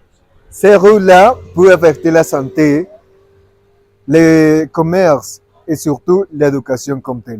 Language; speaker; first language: French; non-native, learner; Spanish